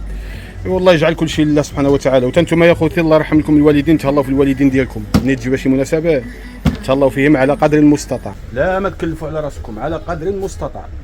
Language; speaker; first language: Arabic; native; Arabic